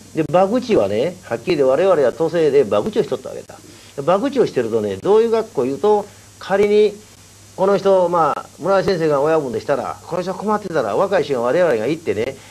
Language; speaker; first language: Japanese; early bilingual, other home language; Korean